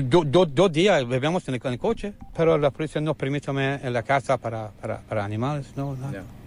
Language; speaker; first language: Spanish; non-native, learner; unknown